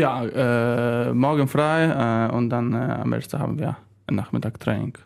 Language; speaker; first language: German; non-native, learner; Polish